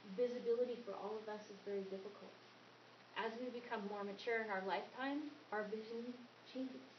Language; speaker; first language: English; native; English